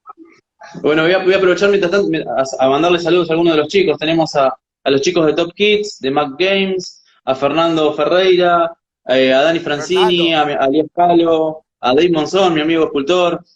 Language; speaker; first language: Spanish; native; Spanish